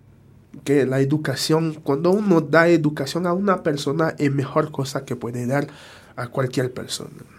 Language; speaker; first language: Spanish; non-native, fluent; Haitian Creole